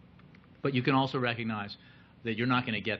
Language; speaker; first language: English; native; English